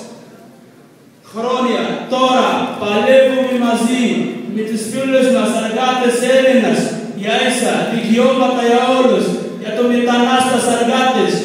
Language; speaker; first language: Greek; non-native, learner; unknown